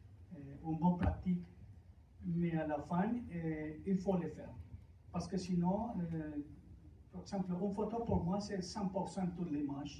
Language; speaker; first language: French; non-native, fluent; Spanish